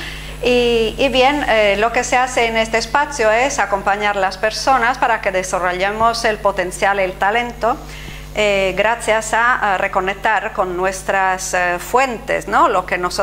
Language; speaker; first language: Spanish; non-native, fluent; Italian